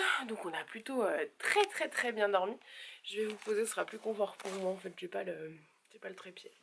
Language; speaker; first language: French; native; French